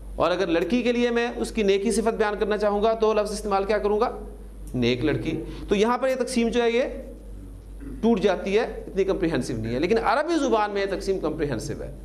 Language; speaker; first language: Urdu; native; Urdu